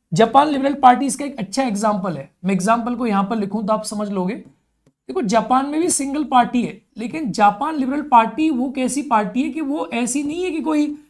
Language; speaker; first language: Hindi; native; Hindi